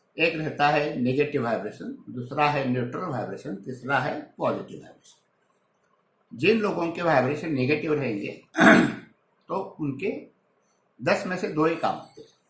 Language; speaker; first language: Hindi; non-native, local second language; Marathi